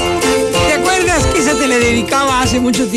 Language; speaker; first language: Spanish; native; Spanish